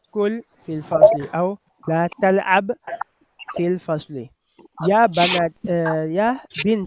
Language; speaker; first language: Arabic; non-native, fluent; French